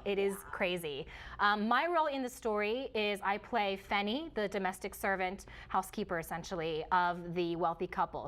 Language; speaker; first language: English; early bilingual, other home language; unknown